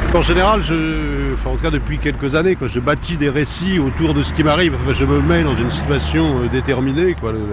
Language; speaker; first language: French; native; French